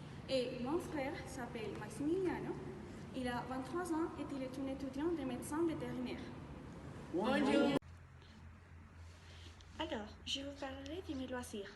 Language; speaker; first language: French; non-native, learner; Spanish